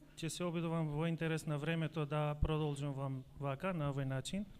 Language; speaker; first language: Macedonian; non-native, local second language; Albanian